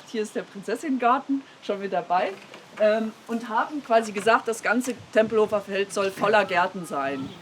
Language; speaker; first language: German; native; German